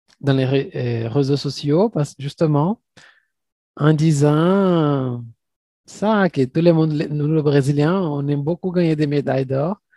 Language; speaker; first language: French; non-native, fluent; Portuguese